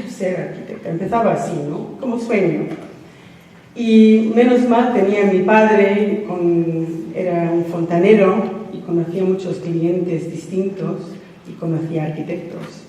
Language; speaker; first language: Spanish; non-native, fluent; English